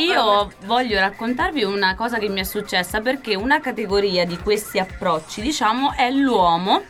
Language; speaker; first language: Italian; native; Italian